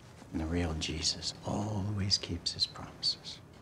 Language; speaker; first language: English; native; English